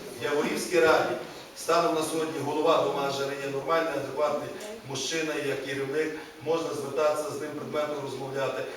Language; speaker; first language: Ukrainian; native; Ukrainian